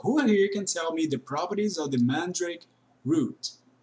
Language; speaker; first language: English; non-native, fluent; Portuguese